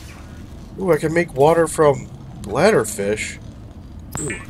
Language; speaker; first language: English; native; English